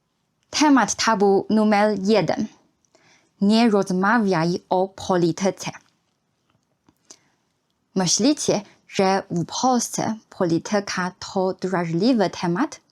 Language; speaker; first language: Polish; non-native, fluent; Chinese